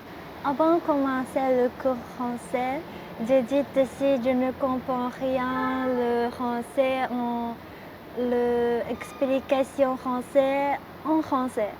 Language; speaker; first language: French; non-native, learner; Japanese